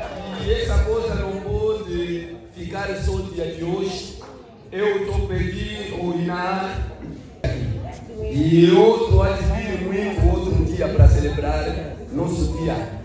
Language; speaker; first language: Portuguese; non-native, learner; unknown